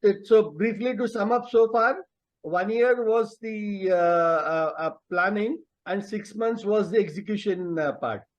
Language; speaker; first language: English; non-native, local second language; Telugu